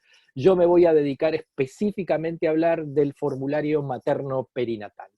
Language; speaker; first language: Spanish; native; Spanish